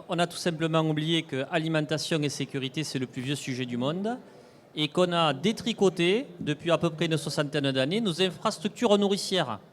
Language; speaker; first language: French; native; French